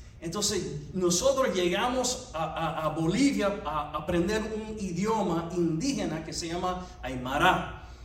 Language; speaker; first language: Spanish; non-native, fluent; English